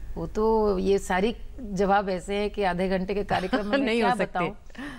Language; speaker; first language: Hindi; native; Hindi